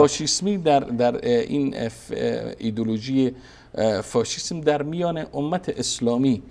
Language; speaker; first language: Persian; native; Persian